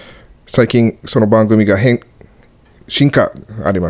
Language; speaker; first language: Japanese; non-native, learner; English